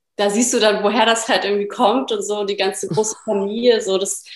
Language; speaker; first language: German; native; German